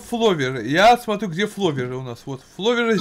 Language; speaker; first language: Russian; native; Russian